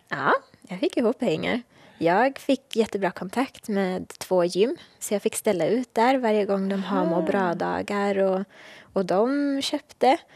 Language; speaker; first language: Swedish; early bilingual, other home language; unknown